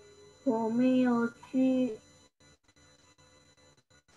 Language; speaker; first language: Chinese; non-native, learner; Indonesian